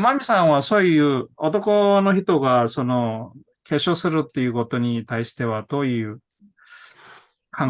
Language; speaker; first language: Japanese; non-native, fluent; Korean